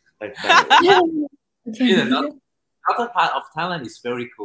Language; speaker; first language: English; non-native, fluent; Thai